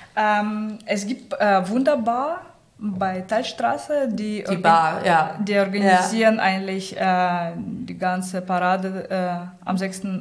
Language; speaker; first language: German; non-native, learner; Russian